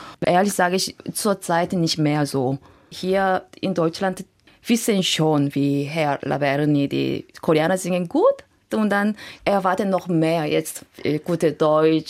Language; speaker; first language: German; non-native, fluent; Korean